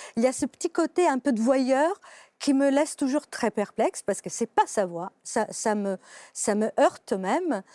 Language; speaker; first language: French; non-native, fluent; Italian